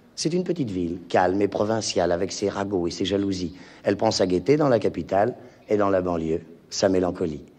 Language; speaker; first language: French; native; French